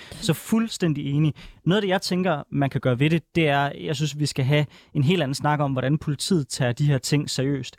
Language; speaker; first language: Danish; native; Danish